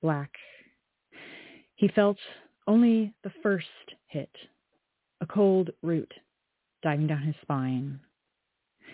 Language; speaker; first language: English; native; English